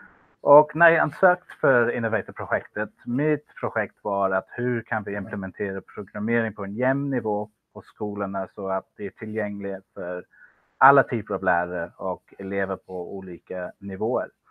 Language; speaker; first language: Swedish; non-native, fluent; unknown